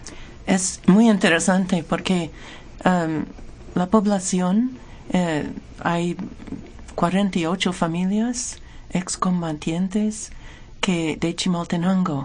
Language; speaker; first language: Spanish; non-native, fluent; English